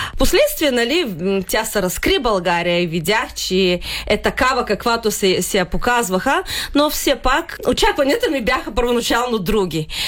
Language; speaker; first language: Bulgarian; early bilingual, heritage; Bulgarian